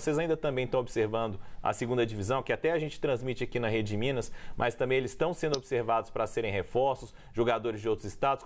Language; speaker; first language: Portuguese; native; Portuguese